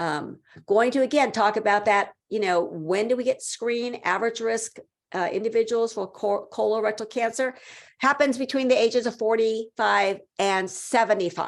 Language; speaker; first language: English; native; English